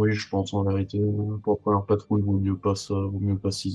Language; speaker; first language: French; native; French